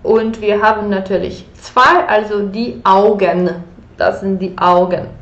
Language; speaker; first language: German; non-native, fluent; Polish